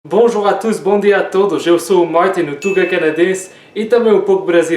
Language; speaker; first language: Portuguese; early bilingual, heritage; Portuguese